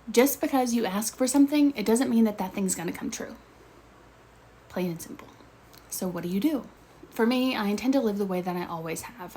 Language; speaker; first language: English; native; English